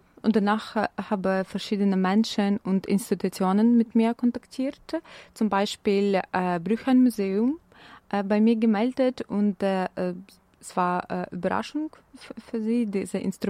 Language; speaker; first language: German; non-native, fluent; Ukrainian